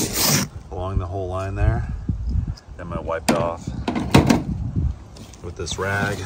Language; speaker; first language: English; native; English